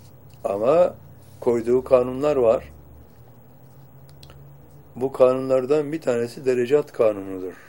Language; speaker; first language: Turkish; native; Turkish